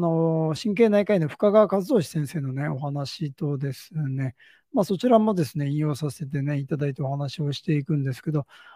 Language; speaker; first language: Japanese; native; Japanese